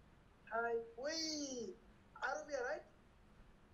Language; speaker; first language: English; non-native, learner; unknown